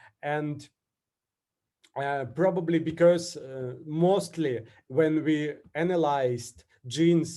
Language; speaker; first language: English; non-native, fluent; Russian